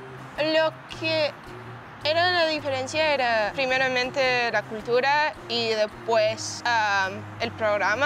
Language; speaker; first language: Spanish; early bilingual, heritage; Spanish